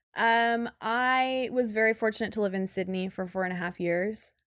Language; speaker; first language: English; native; English